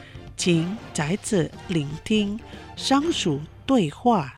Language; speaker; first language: Chinese; non-native, fluent; Indonesian